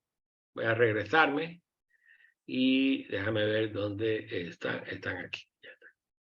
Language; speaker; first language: Spanish; native; Spanish